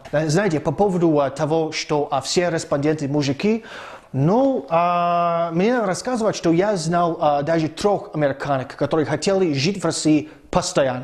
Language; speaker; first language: Russian; non-native, fluent; English